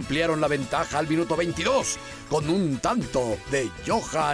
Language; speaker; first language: Spanish; native; Spanish